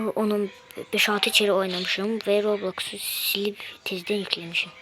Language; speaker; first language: Turkish; non-native, learner; Azerbaijani